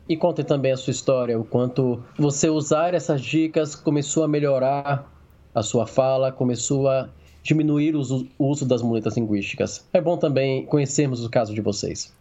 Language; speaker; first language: Portuguese; native; Portuguese